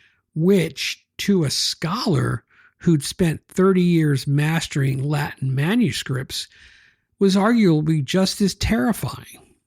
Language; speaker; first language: English; native; English